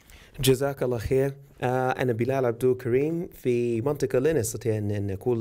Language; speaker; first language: Arabic; non-native, learner; English